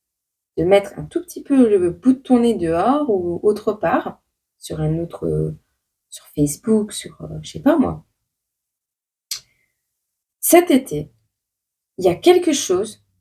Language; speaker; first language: French; native; French